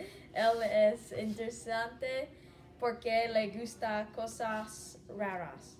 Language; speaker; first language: Spanish; non-native, learner; English